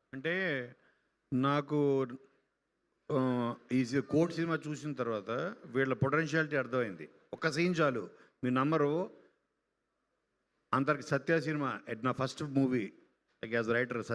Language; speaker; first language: Telugu; native; Telugu